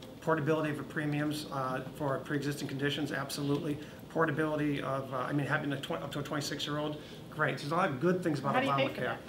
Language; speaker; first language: English; native; English